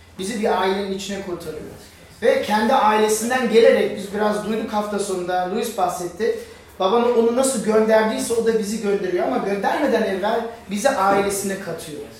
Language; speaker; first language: Turkish; non-native, fluent; German